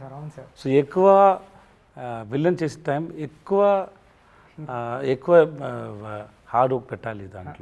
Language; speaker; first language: Telugu; non-native, local second language; Tamil